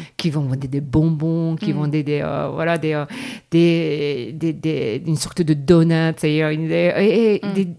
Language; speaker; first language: French; non-native, fluent; Japanese